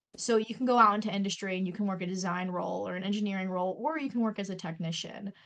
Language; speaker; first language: English; native; English